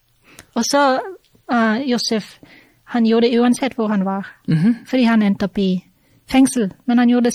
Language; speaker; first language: Norwegian; non-native, fluent; English